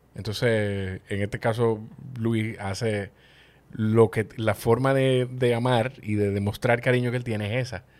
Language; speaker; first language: Spanish; native; Spanish